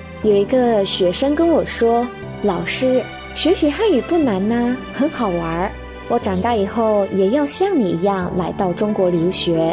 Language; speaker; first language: Chinese; early bilingual, heritage; Indonesian